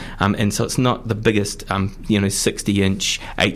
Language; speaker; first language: English; native; English